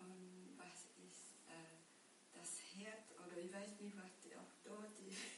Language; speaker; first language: German; non-native, learner; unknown